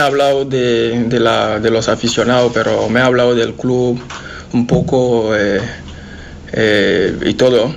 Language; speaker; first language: Spanish; non-native, fluent; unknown